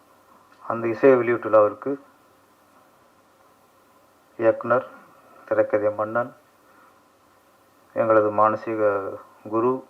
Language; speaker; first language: Tamil; native; Tamil